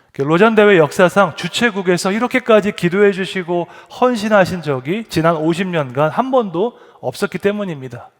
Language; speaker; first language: Korean; native; Korean